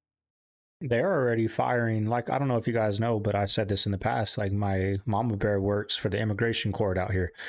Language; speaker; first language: English; native; English